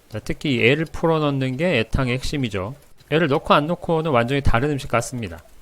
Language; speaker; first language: Korean; native; Korean